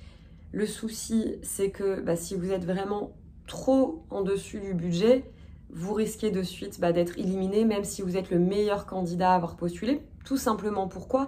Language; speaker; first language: French; native; French